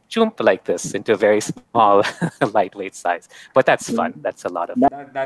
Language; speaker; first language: English; native; English